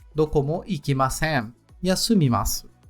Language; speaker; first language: Japanese; non-native, learner; Portuguese